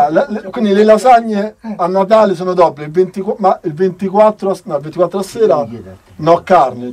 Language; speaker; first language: Italian; native; Italian